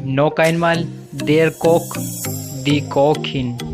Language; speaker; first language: German; non-native, learner; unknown